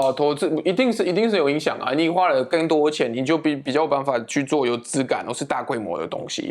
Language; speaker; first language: Chinese; non-native, fluent; French